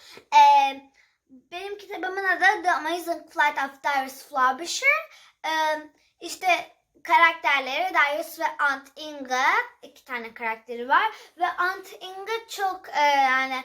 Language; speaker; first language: Turkish; early bilingual, heritage; Turkish